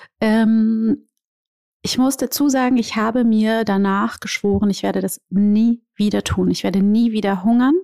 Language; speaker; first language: German; early bilingual, other home language; Portuguese